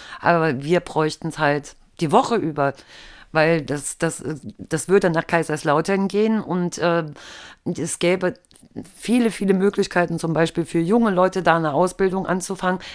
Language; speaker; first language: German; native; German